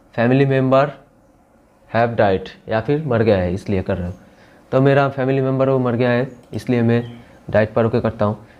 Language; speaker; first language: Hindi; non-native, local second language; Bangla